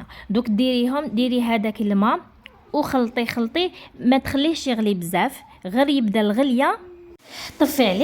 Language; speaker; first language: Arabic; native; Arabic